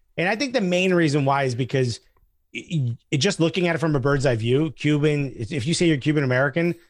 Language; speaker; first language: English; native; English